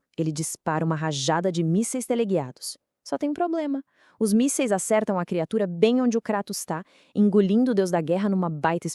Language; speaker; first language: Portuguese; native; Portuguese